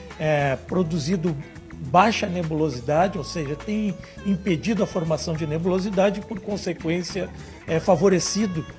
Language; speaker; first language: Portuguese; native; Portuguese